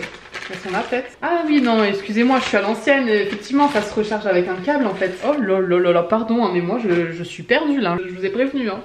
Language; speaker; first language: French; native; French